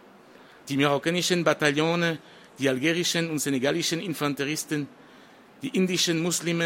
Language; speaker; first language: German; non-native, fluent; French